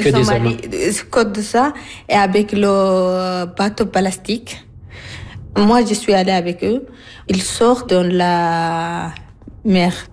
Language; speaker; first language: French; non-native, learner; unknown